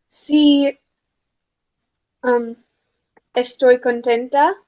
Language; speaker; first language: Spanish; non-native, learner; English